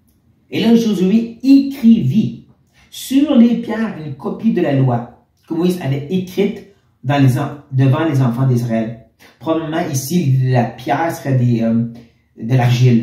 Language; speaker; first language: French; native; French